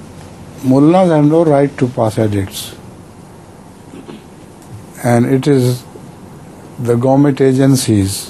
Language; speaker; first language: English; non-native, local second language; Urdu